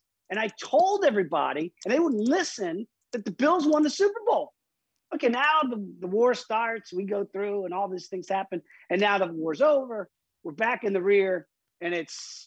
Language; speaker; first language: English; native; English